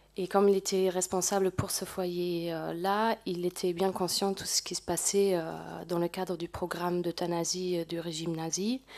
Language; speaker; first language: French; non-native, fluent; German